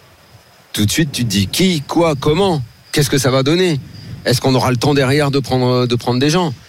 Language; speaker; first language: French; native; French